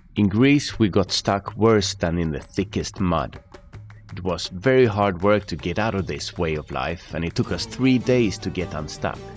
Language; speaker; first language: English; non-native, fluent; Swedish